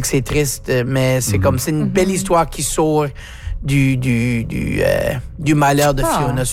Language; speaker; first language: French; native; French